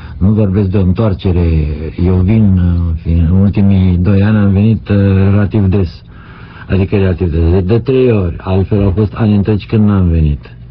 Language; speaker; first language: Romanian; native; Romanian